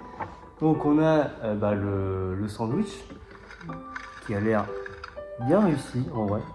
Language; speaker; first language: French; native; French